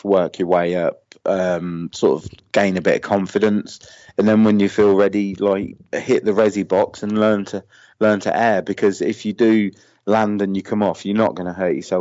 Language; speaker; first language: English; native; English